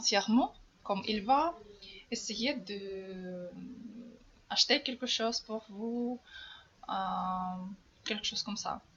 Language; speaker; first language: French; non-native, fluent; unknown